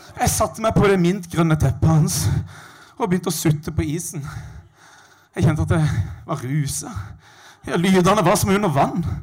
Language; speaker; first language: Norwegian; native; Norwegian